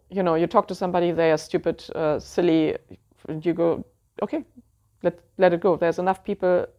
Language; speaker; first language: English; non-native, fluent; German